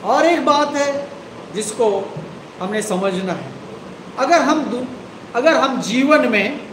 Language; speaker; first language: Hindi; non-native, local second language; Marathi